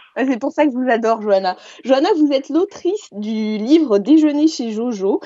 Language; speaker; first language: French; native; French